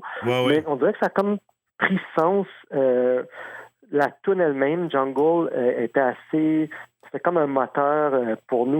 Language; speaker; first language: French; native; French